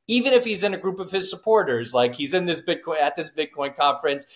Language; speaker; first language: English; native; English